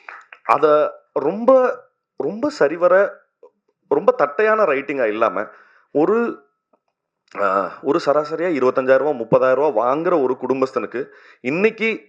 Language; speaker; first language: Tamil; native; Tamil